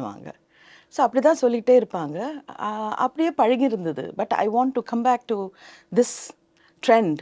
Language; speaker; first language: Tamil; non-native, local second language; Telugu